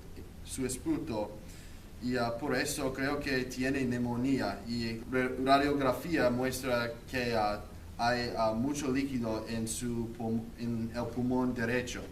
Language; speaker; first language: Spanish; non-native, learner; English